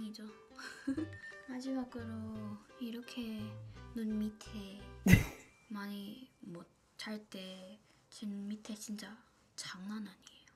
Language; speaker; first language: Korean; non-native, learner; Thai